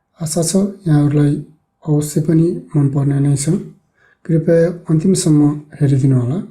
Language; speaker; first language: Nepali; native; Nepali